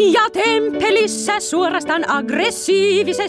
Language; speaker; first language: Finnish; native; Finnish